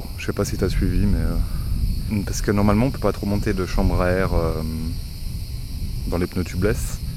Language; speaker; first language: French; native; French